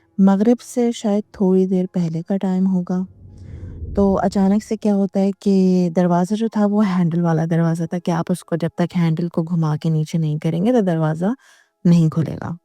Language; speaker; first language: Urdu; native; Urdu